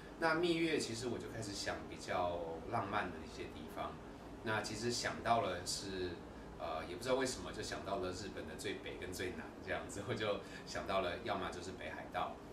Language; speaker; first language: Chinese; native; Chinese